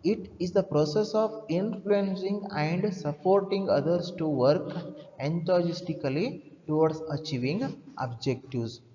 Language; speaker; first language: English; non-native, local second language; Kannada